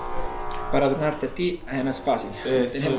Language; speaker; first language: Spanish; non-native, fluent; Italian